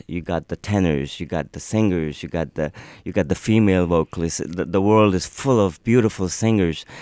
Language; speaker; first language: English; non-native, local second language; Urdu